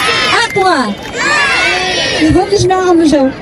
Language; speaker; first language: Arabic; native; Arabic